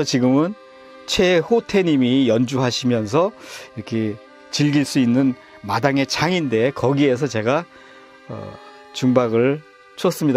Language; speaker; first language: Korean; native; Korean